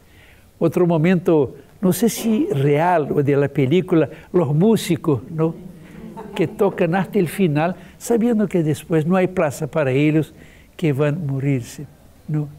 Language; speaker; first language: Spanish; non-native, fluent; Portuguese